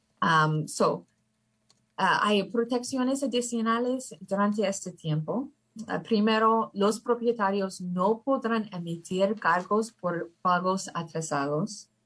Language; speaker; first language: Spanish; early bilingual, heritage; English